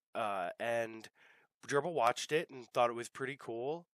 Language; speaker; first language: English; native; English